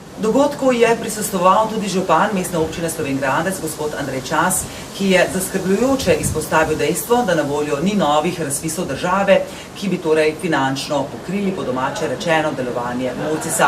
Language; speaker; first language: Slovenian; native; Slovenian